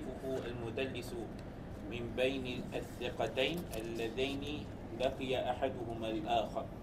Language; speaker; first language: Arabic; non-native, learner; Malay